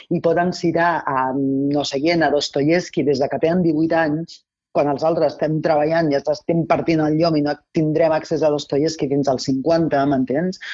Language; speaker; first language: Catalan; non-native, local second language; Spanish